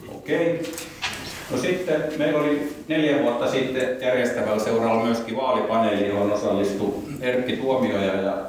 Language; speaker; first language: Finnish; native; Finnish